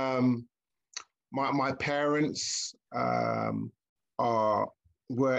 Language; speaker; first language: English; native; English